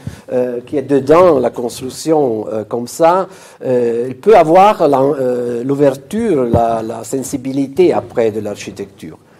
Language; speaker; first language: French; non-native, fluent; Italian